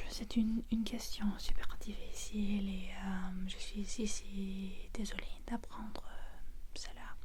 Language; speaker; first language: French; non-native, fluent; English